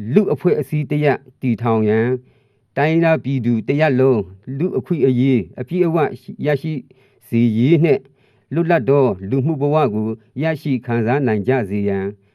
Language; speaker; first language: Burmese; non-native, local second language; Mon